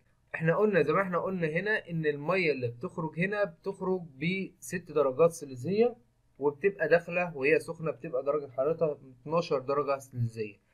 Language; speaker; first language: Arabic; native; Arabic